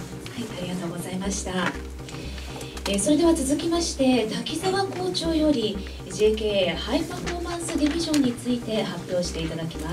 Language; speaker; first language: Japanese; native; Japanese